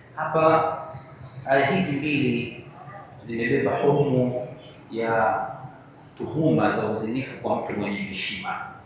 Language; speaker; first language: Swahili; native; Swahili